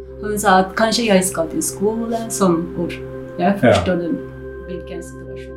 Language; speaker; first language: Norwegian; non-native, learner; Uyghur